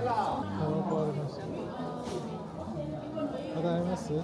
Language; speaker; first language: Japanese; non-native, fluent; Chinese